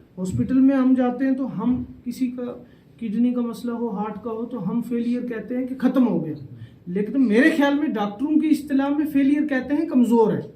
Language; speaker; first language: Urdu; non-native, local second language; Saraiki